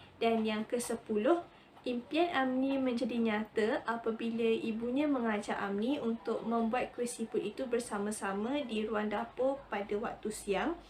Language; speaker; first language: Malay; native; Malay